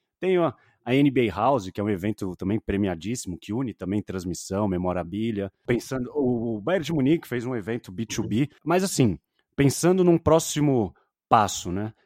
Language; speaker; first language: Portuguese; native; Portuguese